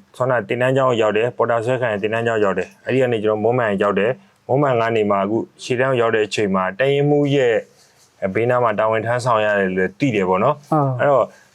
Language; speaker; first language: Burmese; native; Burmese